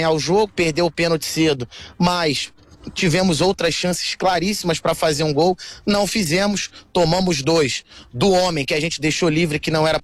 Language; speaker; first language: Portuguese; native; Portuguese